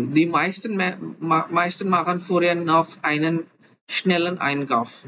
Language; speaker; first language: German; non-native, learner; Hindi